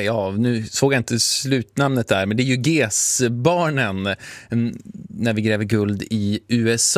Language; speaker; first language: Swedish; native; Swedish